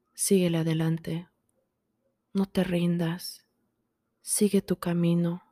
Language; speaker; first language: Spanish; early bilingual, heritage; Spanish